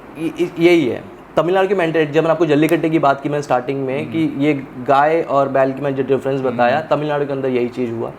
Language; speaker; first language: Hindi; non-native, local second language; Tamil